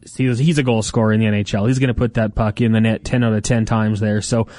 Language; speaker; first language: English; native; English